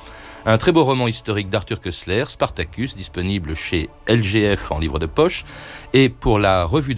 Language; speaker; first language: French; native; French